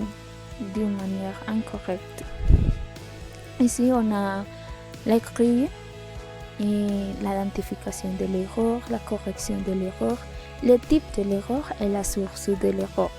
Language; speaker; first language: French; non-native, learner; Spanish